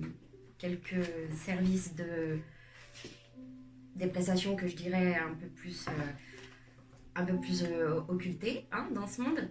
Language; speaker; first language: French; native; French